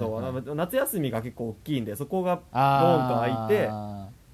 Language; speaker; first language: Japanese; native; Japanese